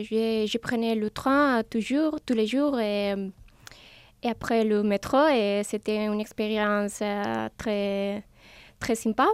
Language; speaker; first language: French; non-native, fluent; Spanish